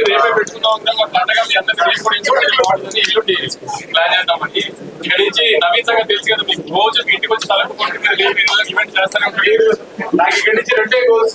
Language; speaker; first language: Telugu; native; Telugu